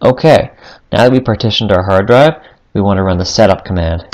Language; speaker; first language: English; native; English